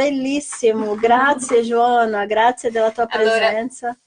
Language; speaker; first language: Italian; non-native, fluent; Portuguese